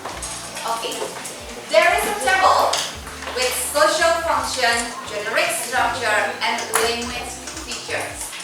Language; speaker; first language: English; non-native, fluent; Indonesian